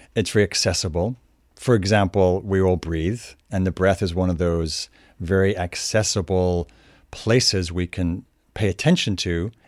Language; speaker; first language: English; native; English